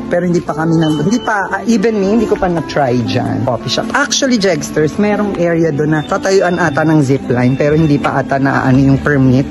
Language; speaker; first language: Filipino; native; Filipino